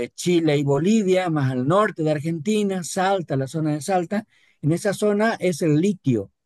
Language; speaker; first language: Spanish; native; Spanish